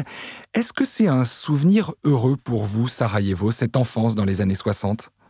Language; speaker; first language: French; native; French